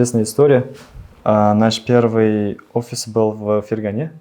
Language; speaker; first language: Russian; non-native, local second language; Uzbek